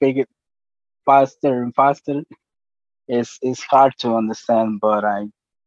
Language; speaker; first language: English; non-native, learner; Spanish